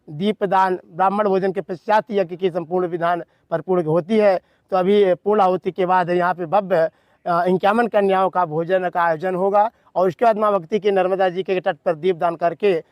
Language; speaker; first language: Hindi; non-native, local second language; Gujarati